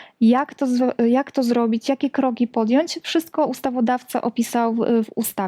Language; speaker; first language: Polish; native; Polish